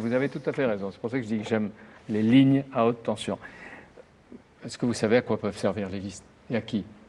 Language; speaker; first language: French; native; French